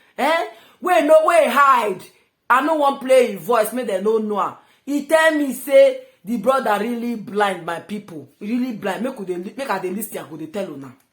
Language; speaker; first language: Nigerian Pidgin; non-native, local second language; Igbo